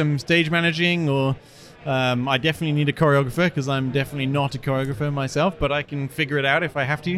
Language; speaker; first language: English; native; English